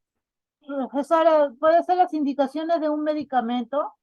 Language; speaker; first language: Spanish; native; Spanish